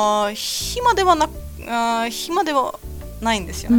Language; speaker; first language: Japanese; non-native, fluent; Latvian